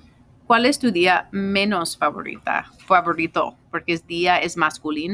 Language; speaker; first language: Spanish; non-native, fluent; English